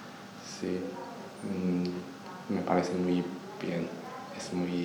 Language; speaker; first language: Spanish; non-native, learner; Chinese